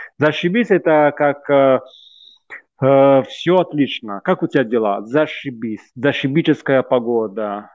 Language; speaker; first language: Russian; non-native, fluent; Italian